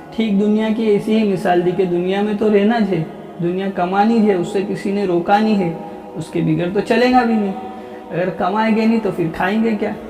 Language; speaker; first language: Urdu; non-native, local second language; Gujarati